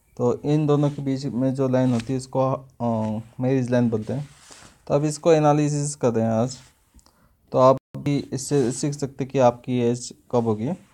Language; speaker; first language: Hindi; non-native, local second language; Marathi